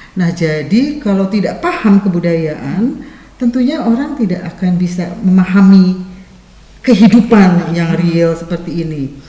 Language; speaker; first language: Indonesian; native; Indonesian